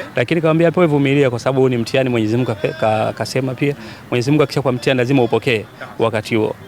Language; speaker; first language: Swahili; native; Swahili